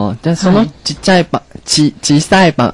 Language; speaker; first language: Japanese; non-native, learner; Chinese